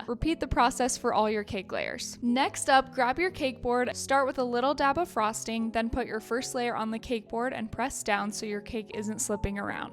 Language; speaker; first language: English; native; English